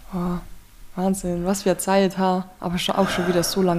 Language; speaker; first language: German; native; German